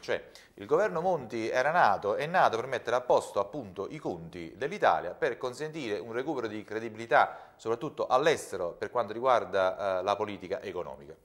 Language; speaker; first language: Italian; native; Italian